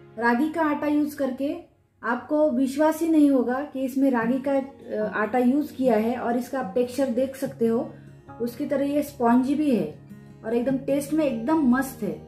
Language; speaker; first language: Hindi; non-native, local second language; Marathi